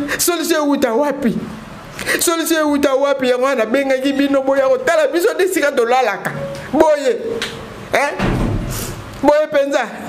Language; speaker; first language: Lingala; native; Lingala